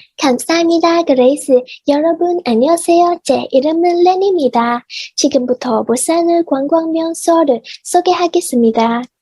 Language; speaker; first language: Korean; non-native, learner; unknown